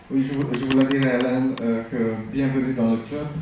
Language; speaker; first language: French; non-native, fluent; Hungarian